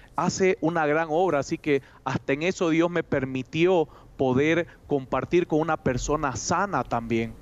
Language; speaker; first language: Spanish; native; Spanish